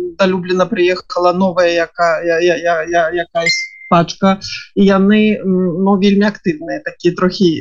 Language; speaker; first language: Belarusian; non-native, local second language; Russian